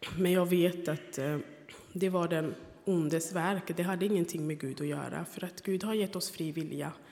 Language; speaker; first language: Swedish; non-native, fluent; Rundi